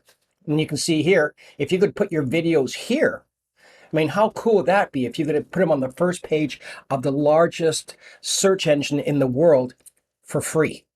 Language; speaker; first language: English; native; English